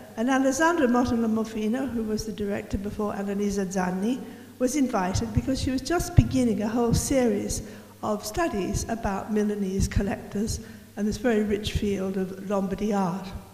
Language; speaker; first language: English; native; English